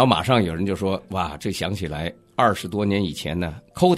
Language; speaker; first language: Chinese; native; Chinese